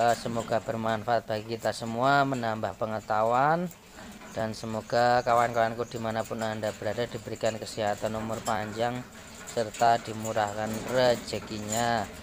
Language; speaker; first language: Indonesian; non-native, local second language; Javanese